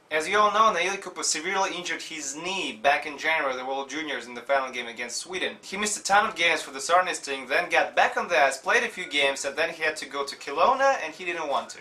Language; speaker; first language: English; non-native, fluent; Russian